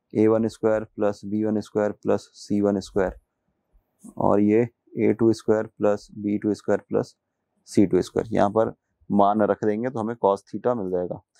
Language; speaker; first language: Hindi; native; Hindi